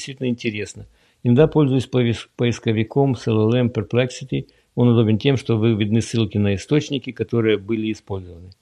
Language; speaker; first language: Russian; native; Russian